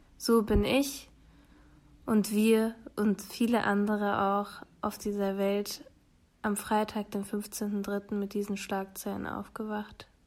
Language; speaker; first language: German; early bilingual, other home language; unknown